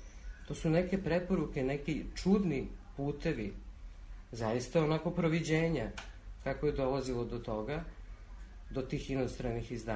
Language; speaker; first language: Serbian; native; Serbian